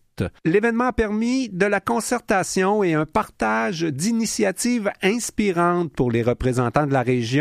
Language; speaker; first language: French; native; French